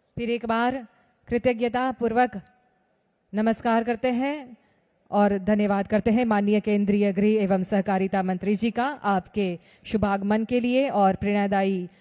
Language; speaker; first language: Hindi; non-native, local second language; Gujarati